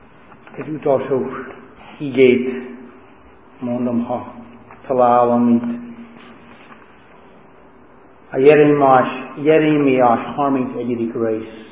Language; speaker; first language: Hungarian; non-native, fluent; English